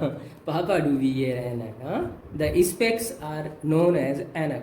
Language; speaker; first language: English; non-native, local second language; Hindi